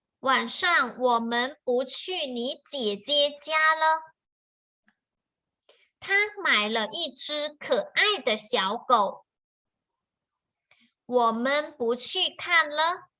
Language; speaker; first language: Chinese; non-native, fluent; Thai